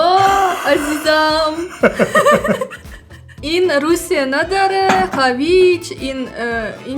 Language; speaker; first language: Persian; non-native, learner; Russian